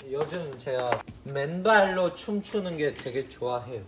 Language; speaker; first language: Korean; non-native, fluent; English